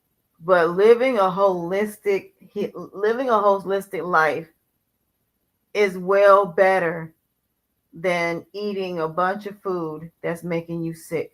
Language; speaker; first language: English; native; English